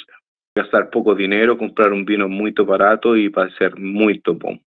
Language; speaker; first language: Portuguese; non-native, fluent; Spanish